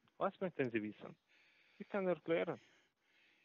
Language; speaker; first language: German; non-native, learner; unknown